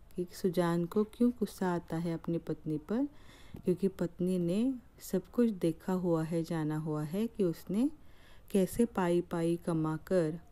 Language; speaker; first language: Hindi; non-native, local second language; Marathi